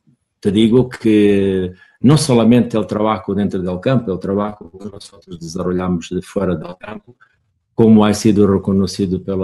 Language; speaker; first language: Spanish; non-native, fluent; Portuguese